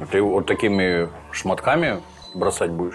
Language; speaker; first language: Russian; native; Russian